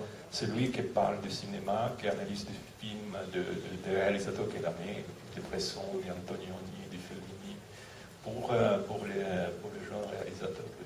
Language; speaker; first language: French; non-native, fluent; Russian